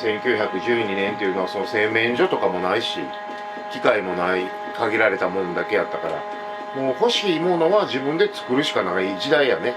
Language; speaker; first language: Japanese; native; Japanese